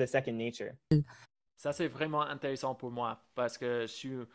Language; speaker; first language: French; non-native, fluent; English